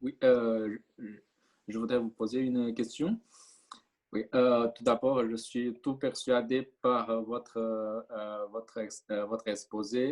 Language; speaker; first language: French; non-native, fluent; Chinese